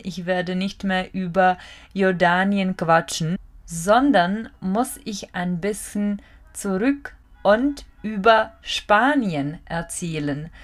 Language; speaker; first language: German; non-native, fluent; Czech